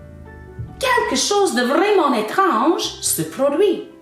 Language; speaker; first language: French; non-native, fluent; English